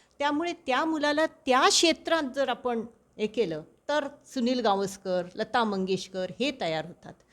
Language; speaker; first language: Marathi; non-native, local second language; Konkani